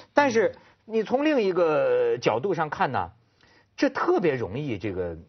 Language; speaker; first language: Chinese; native; Chinese